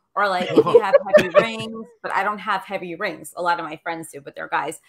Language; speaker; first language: English; early bilingual, other home language; Portuguese